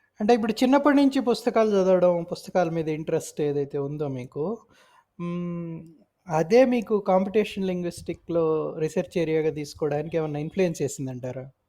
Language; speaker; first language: Telugu; native; Telugu